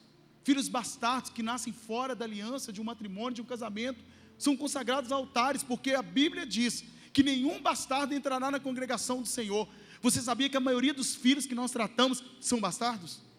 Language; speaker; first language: Portuguese; native; Portuguese